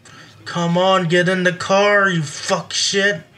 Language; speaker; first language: English; native; English